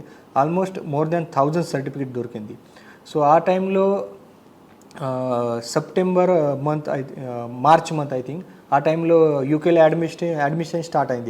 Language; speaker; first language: Telugu; non-native, fluent; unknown